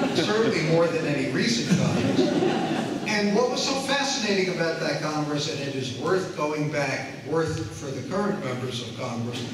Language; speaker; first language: English; native; English